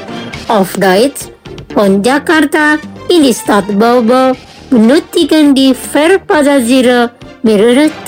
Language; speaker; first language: German; non-native, fluent; Indonesian